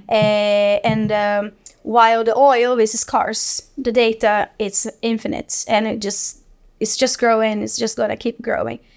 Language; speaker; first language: English; non-native, fluent; Portuguese